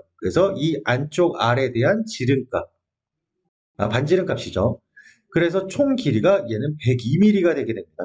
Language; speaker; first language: Korean; native; Korean